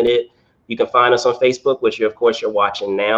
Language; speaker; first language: English; native; English